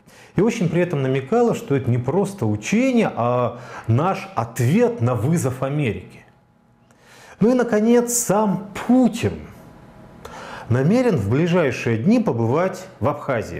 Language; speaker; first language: Russian; native; Russian